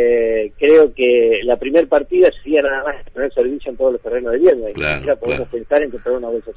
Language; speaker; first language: Spanish; native; Spanish